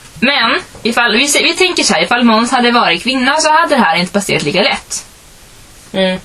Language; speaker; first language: Swedish; early bilingual, other home language; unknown